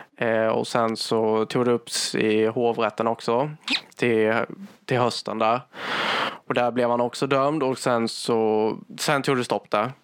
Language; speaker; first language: Swedish; native; Swedish